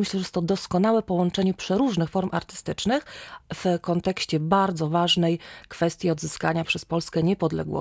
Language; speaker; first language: Polish; native; Polish